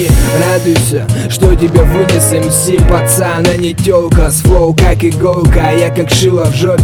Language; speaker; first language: Russian; native; Russian